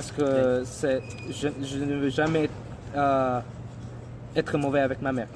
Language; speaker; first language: French; non-native, learner; English